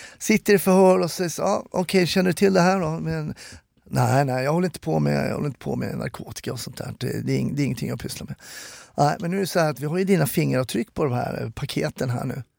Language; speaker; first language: Swedish; native; Swedish